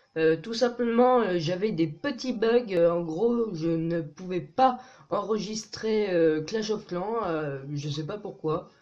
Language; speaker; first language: French; native; French